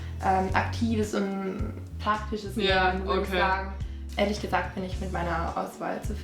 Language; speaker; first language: German; non-native, fluent; Italian